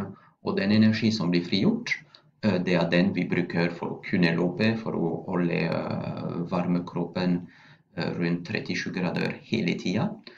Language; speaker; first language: Norwegian; non-native, fluent; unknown